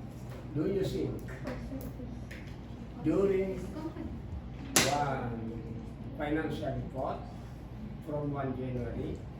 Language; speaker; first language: English; non-native, fluent; Indonesian